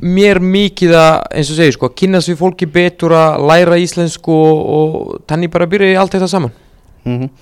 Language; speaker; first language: Icelandic; non-native, fluent; Serbian